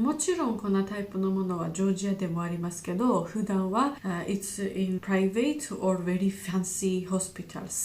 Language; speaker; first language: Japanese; non-native, learner; Georgian